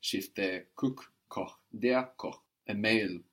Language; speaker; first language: German; non-native, fluent; English